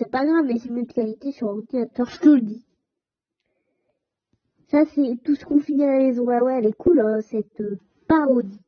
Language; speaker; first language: French; native; French